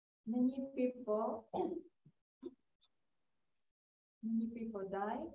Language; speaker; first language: English; non-native, learner; Japanese